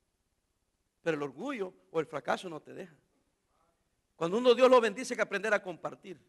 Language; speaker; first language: Spanish; native; Spanish